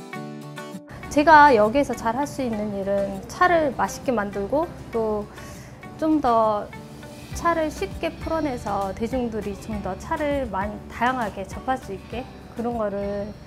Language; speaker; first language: Korean; native; Korean